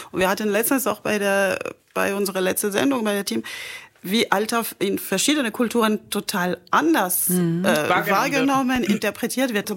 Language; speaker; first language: German; non-native, fluent; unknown